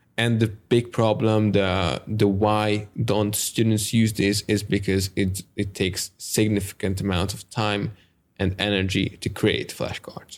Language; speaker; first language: English; non-native, fluent; Hungarian